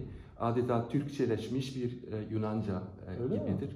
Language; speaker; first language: Turkish; non-native, fluent; Dutch